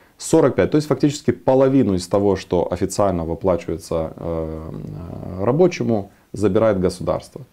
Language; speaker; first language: Russian; non-native, local second language; Romanian